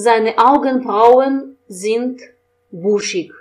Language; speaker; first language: German; non-native, fluent; Russian